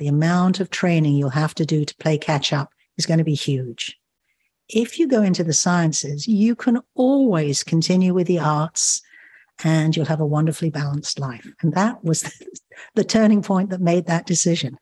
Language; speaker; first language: English; native; English